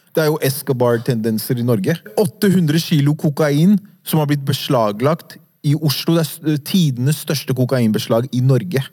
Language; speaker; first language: Norwegian; early bilingual, other home language; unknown